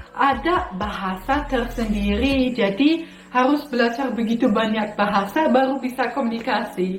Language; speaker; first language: Indonesian; non-native, fluent; German